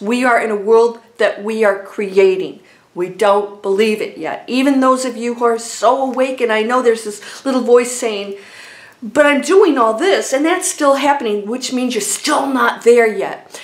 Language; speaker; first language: English; native; English